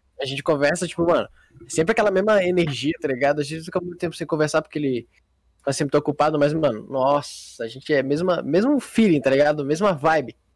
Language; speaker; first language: Portuguese; native; Portuguese